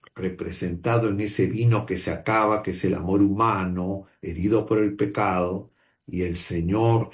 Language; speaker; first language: Spanish; native; Spanish